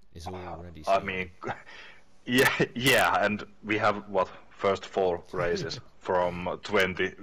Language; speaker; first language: English; non-native, learner; Finnish